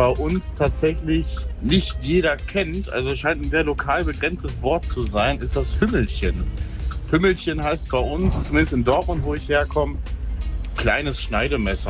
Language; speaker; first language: German; native; German